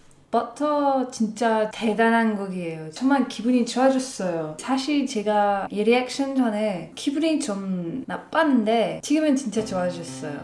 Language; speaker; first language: Korean; non-native, learner; English